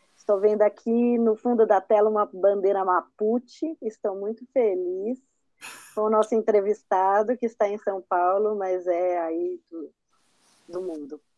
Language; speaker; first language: Portuguese; native; Portuguese